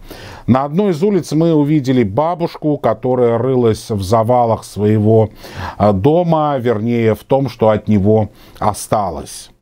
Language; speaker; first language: Russian; native; Russian